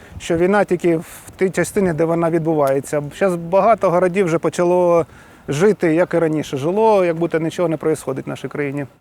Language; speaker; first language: Ukrainian; non-native, local second language; Russian